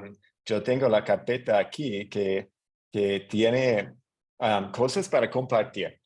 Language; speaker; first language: Spanish; non-native, fluent; English